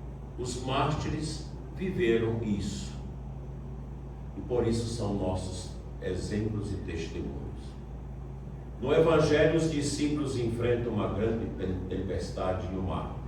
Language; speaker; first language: Portuguese; native; Portuguese